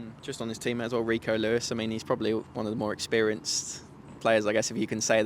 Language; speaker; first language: English; native; English